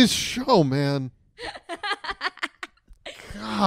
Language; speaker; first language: English; native; English